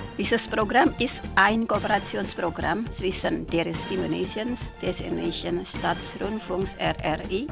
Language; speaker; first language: German; non-native, fluent; Indonesian